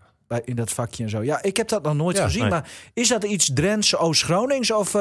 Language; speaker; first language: Dutch; native; Dutch